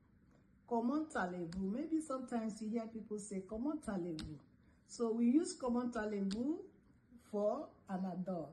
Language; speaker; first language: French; non-native, fluent; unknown